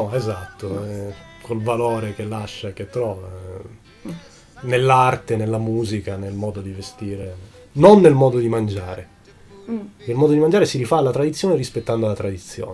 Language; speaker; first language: Italian; native; Italian